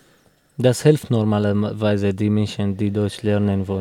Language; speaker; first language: German; non-native, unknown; Arabic